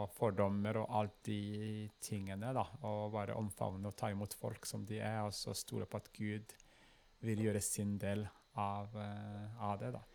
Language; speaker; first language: Norwegian; non-native, fluent; Kinyarwanda